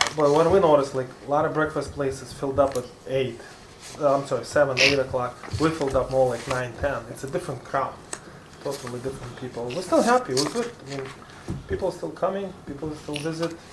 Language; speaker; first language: English; non-native, fluent; Lithuanian